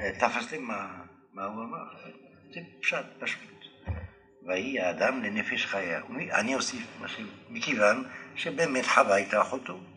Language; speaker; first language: Hebrew; non-native, fluent; French